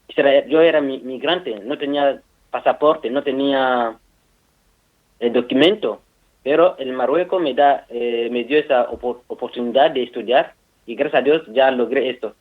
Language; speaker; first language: Spanish; non-native, fluent; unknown